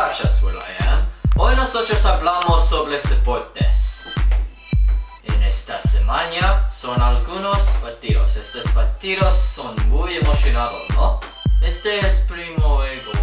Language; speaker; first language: Spanish; non-native, learner; English